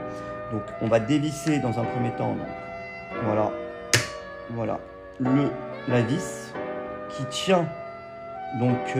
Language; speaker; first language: French; native; French